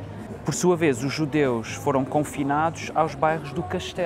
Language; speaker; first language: Portuguese; native; Portuguese